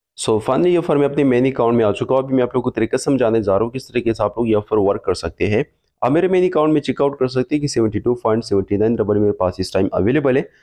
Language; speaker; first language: Urdu; non-native, local second language; Pashto